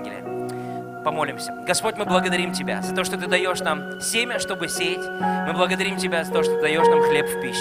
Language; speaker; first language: Russian; native; Russian